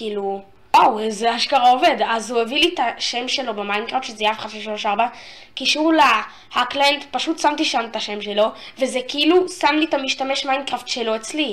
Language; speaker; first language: Hebrew; native; Hebrew